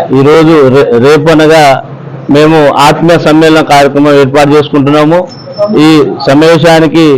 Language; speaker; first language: Telugu; non-native, local second language; Lambadi